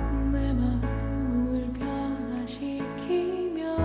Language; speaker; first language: Korean; native; Korean